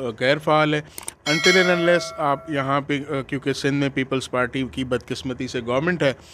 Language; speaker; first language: Urdu; non-native, local second language; Sindhi